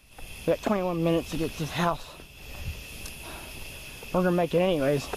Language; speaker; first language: English; native; English